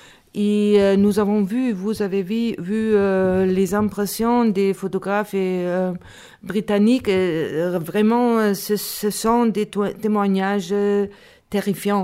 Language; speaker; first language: French; non-native, learner; Spanish